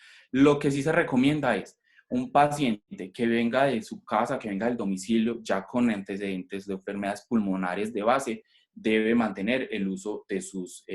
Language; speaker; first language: Spanish; native; Spanish